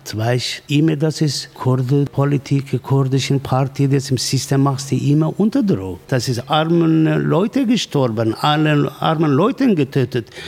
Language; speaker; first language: German; non-native, learner; Kurdish